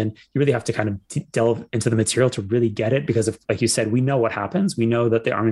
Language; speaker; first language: English; native; English